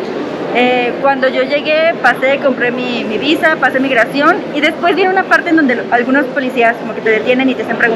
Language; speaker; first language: Spanish; native; Spanish